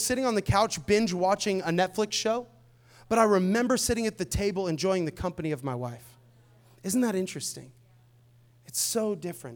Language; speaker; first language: English; native; English